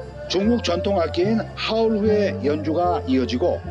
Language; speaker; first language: Korean; native; Korean